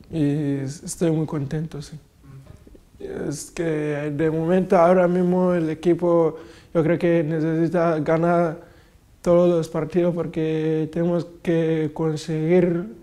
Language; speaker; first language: Spanish; non-native, fluent; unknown